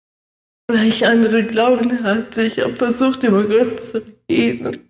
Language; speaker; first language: German; early bilingual, other home language; Russian